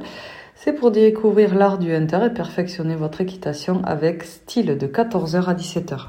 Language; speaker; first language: French; native; French